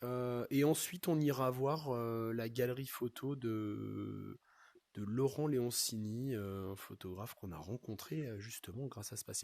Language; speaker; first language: French; native; French